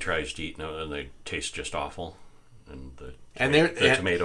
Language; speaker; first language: English; native; English